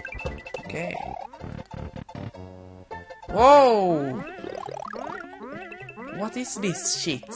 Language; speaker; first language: English; non-native, learner; Swedish